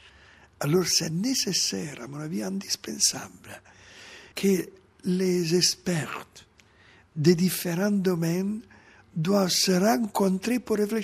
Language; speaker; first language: French; non-native, fluent; Italian